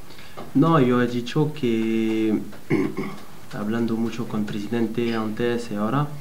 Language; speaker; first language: Spanish; non-native, learner; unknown